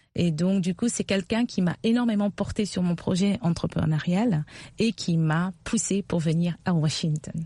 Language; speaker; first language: French; non-native, local second language; Lingala